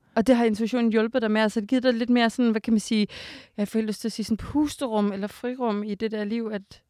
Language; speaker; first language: Danish; native; Danish